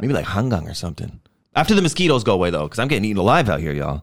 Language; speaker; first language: English; native; English